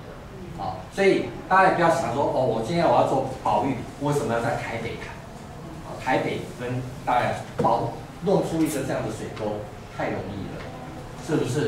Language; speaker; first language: Chinese; native; Chinese